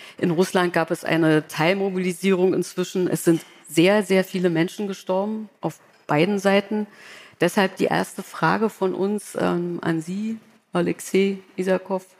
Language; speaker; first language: German; native; German